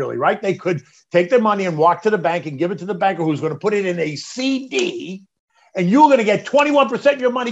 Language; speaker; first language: English; native; English